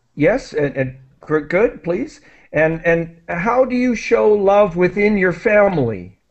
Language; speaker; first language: English; native; English